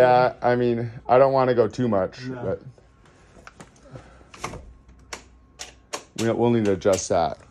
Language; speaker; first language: English; native; English